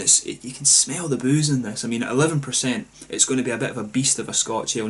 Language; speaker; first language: English; native; English